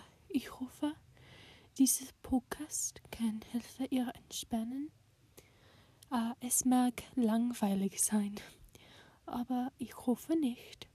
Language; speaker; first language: German; non-native, learner; English